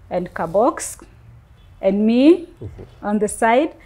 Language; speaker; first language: English; non-native, local second language; Luo (Kenya and Tanzania)